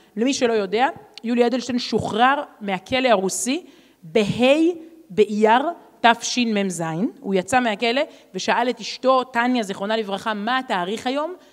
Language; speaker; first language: Hebrew; native; Hebrew